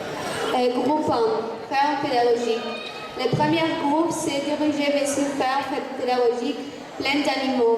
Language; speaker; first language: French; non-native, learner; Spanish